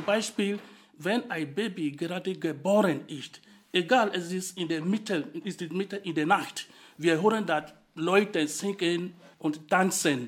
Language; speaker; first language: German; non-native, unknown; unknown